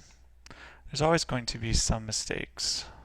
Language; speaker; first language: English; native; English